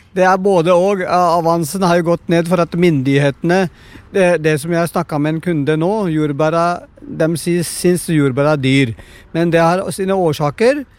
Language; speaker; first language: Norwegian; non-native, fluent; Punjabi